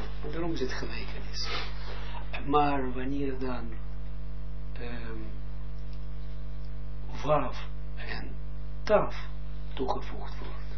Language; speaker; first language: Dutch; non-native, fluent; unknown